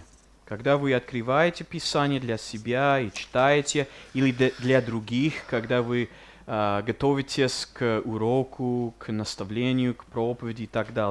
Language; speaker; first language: Russian; non-native, fluent; English